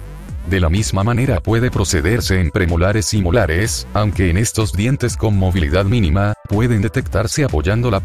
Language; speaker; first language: Spanish; native; Spanish